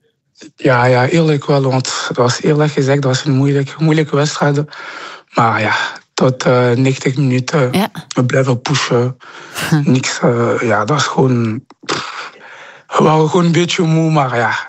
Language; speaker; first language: Dutch; non-native, local second language; French